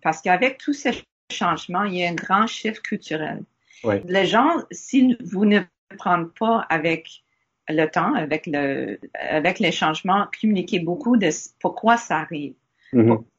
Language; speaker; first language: French; non-native, learner; English